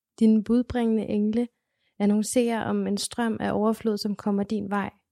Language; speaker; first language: Danish; native; Danish